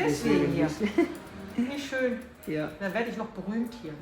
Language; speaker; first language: German; native; German